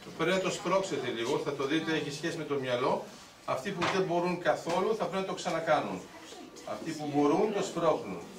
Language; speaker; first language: Greek; early bilingual, heritage; Greek